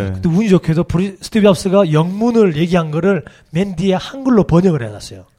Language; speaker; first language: Korean; native; Korean